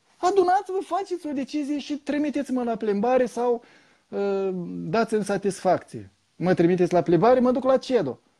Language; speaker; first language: Romanian; native; Romanian